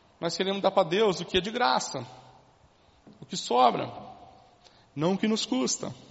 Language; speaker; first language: Portuguese; native; Portuguese